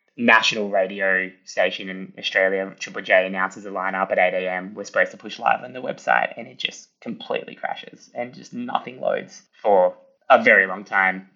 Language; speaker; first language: English; early bilingual, other home language; Italian